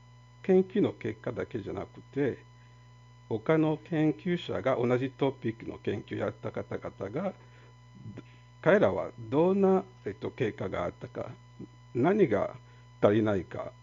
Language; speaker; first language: Japanese; non-native, fluent; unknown